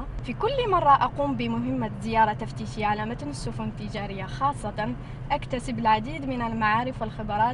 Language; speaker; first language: Arabic; native; Arabic